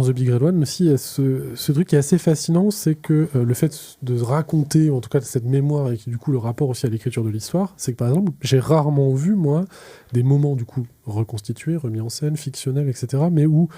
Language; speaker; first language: French; native; French